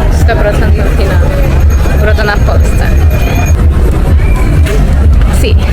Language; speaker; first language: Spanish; non-native, learner; Polish